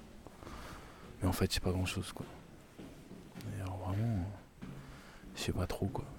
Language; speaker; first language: French; native; French